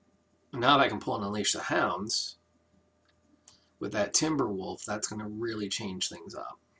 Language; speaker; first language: English; native; English